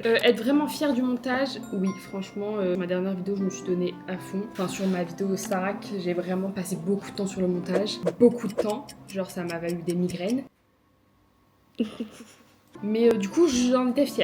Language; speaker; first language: French; native; French